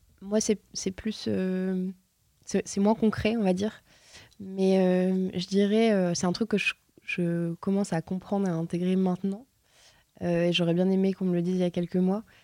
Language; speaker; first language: French; native; French